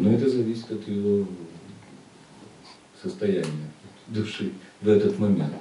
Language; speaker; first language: Russian; native; Russian